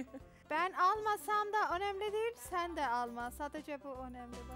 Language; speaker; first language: Turkish; non-native, learner; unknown